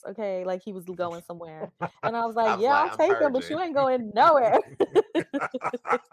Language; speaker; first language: English; native; English